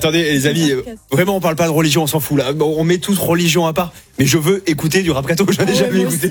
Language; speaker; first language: French; native; French